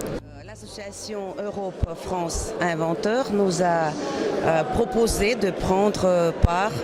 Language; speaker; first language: French; non-native, fluent; Russian